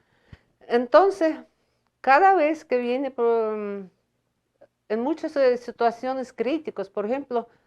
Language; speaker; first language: Spanish; non-native, fluent; Russian